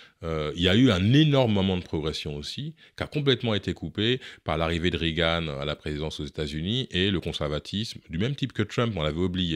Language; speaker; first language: French; native; French